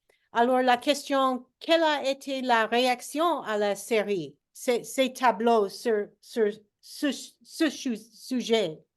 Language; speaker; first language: French; non-native, fluent; English